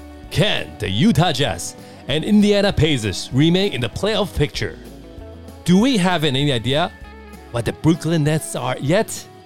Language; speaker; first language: English; non-native, fluent; Chinese